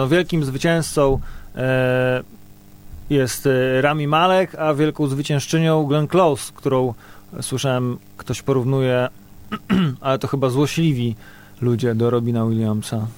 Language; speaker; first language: Polish; native; Polish